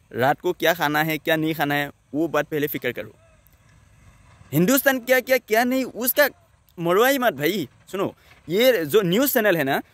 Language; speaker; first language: Hindi; non-native, local second language; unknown